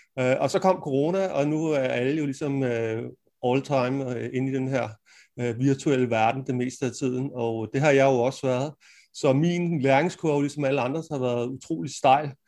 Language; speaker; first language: Danish; native; Danish